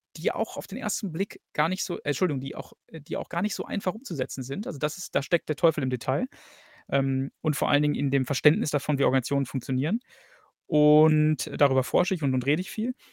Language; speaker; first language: German; native; German